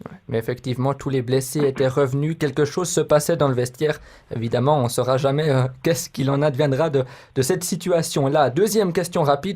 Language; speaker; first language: French; native; French